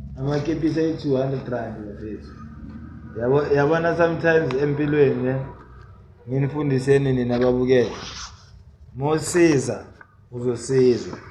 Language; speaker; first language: Zulu; native; Zulu